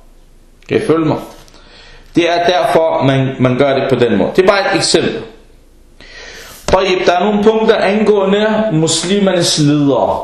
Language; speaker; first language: Danish; early bilingual, other home language; Arabic